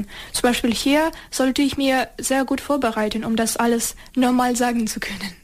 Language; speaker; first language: German; non-native, fluent; Ukrainian